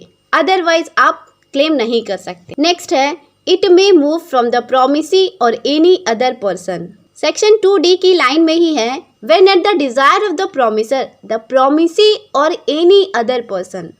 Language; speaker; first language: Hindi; native; Hindi